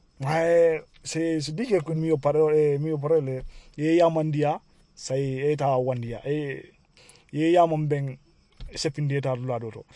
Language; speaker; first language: Italian; non-native, learner; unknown